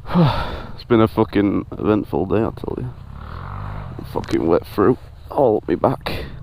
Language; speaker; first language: English; native; English